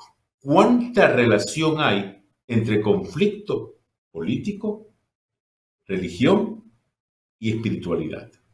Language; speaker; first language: Spanish; native; Spanish